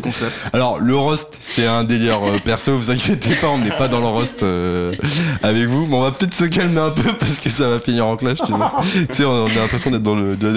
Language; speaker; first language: French; native; French